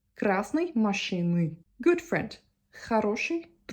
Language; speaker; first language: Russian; non-native, fluent; Turkish